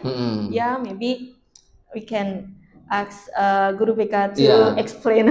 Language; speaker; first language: English; non-native, learner; Indonesian